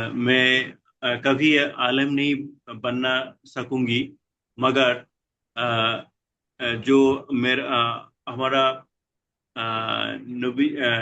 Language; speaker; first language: Hindi; non-native, learner; Bangla